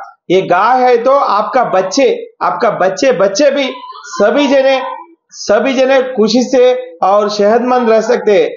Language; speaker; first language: Hindi; non-native, local second language; Telugu